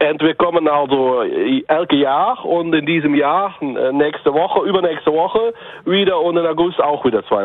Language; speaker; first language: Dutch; non-native, learner; German